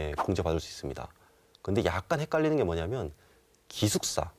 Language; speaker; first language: Korean; native; Korean